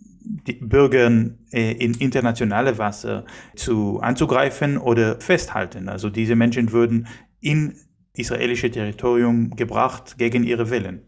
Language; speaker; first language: German; non-native, fluent; Hebrew